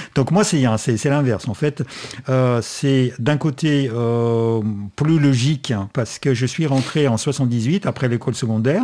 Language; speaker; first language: French; non-native, fluent; Russian